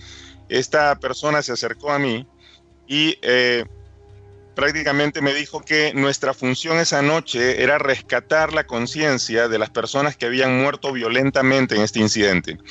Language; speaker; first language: Spanish; native; Spanish